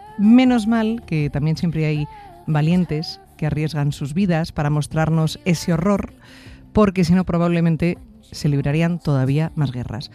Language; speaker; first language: Spanish; native; Spanish